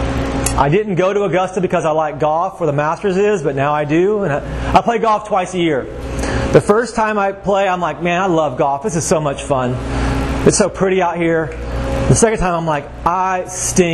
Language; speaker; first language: English; native; English